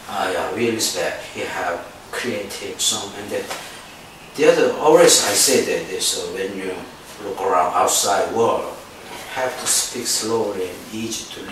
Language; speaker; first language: English; non-native, learner; Korean